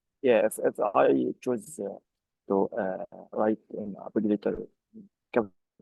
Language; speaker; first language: English; non-native, fluent; Arabic